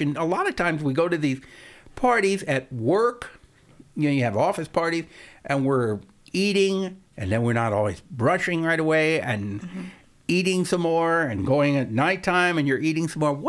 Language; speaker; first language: English; native; English